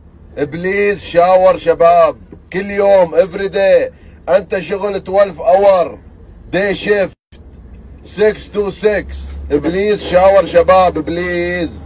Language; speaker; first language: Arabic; non-native, learner; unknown